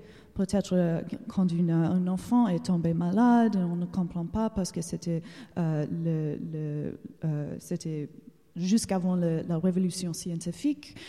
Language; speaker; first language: French; non-native, learner; English